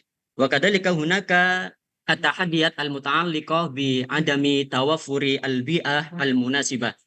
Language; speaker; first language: Arabic; non-native, fluent; Indonesian